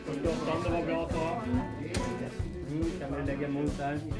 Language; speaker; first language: Swedish; non-native, learner; Japanese